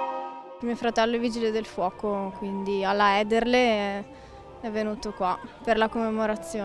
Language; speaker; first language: Italian; native; Italian